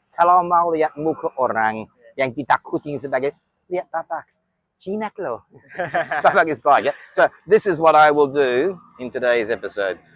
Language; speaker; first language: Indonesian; non-native, fluent; English